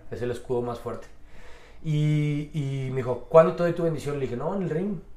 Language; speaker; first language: Spanish; native; Spanish